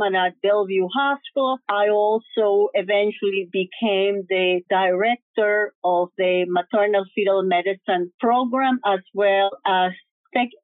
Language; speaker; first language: English; early bilingual, other home language; Spanish